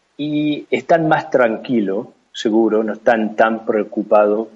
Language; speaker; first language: Spanish; non-native, fluent; English